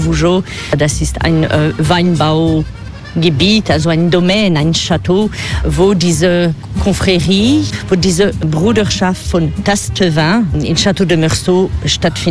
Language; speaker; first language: German; non-native, fluent; French